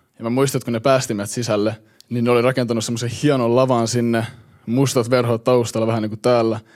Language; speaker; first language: Finnish; early bilingual, heritage; Finnish